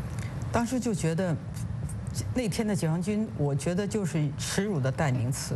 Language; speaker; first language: Chinese; native; Chinese